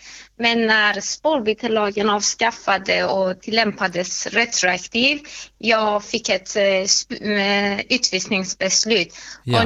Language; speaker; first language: Swedish; non-native, fluent; Persian